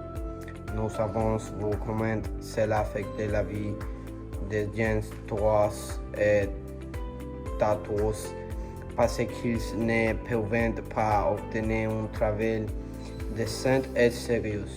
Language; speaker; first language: French; non-native, learner; Spanish